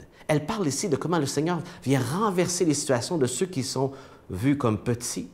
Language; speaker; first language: French; native; French